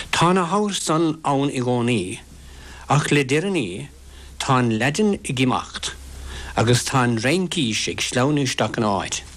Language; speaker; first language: Irish; native; Irish